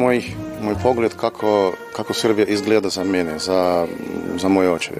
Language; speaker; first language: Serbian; non-native, learner; Russian